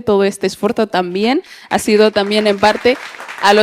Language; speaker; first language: Spanish; native; Spanish